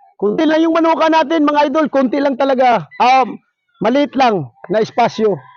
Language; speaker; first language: Filipino; non-native, local second language; Surigaonon